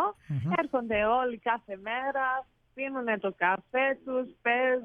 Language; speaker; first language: Greek; early bilingual, heritage; Greek